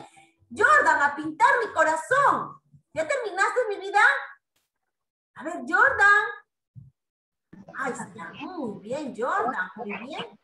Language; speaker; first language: Spanish; native; Spanish